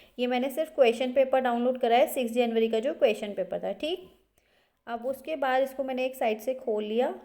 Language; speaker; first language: Hindi; native; Hindi